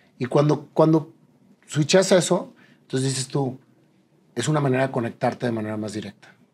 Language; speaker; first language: Spanish; native; Spanish